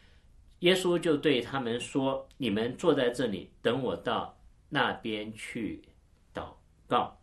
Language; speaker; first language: Chinese; native; Chinese